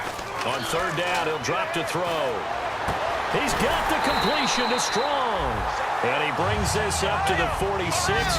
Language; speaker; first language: English; native; English